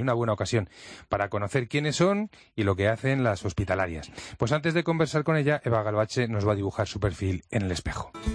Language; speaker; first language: Spanish; native; Spanish